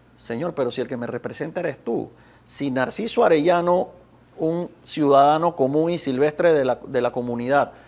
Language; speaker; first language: Spanish; native; Spanish